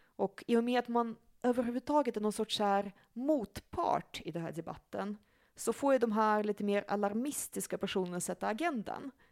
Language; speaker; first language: Swedish; early bilingual, other home language; Russian